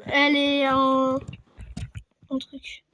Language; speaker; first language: French; native; French